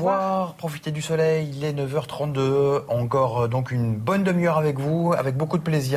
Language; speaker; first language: French; native; French